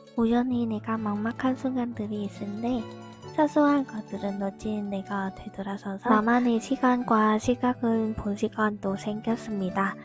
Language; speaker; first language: Korean; non-native, fluent; Vietnamese